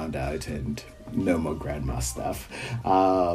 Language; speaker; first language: English; non-native, local second language; Yoruba